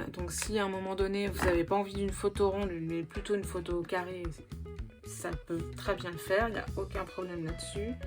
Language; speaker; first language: French; native; French